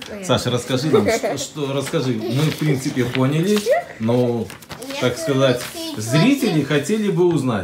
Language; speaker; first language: Russian; native; Russian